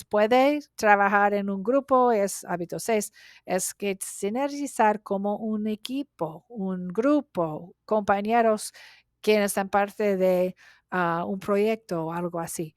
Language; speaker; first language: Spanish; non-native, learner; English